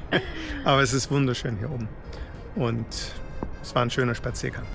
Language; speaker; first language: German; native; German